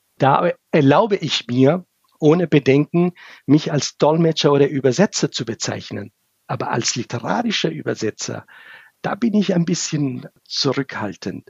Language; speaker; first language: German; non-native, fluent; Kurdish